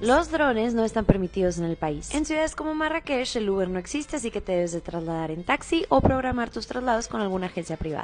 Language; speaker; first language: Spanish; native; Spanish